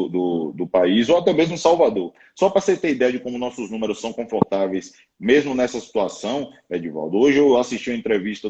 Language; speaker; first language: Portuguese; native; Portuguese